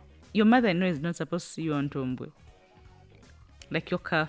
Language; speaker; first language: English; non-native, local second language; Ganda